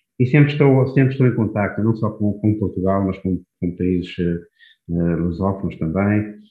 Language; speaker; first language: Portuguese; native; Portuguese